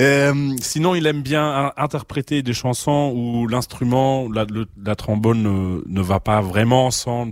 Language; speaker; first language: French; non-native, fluent; German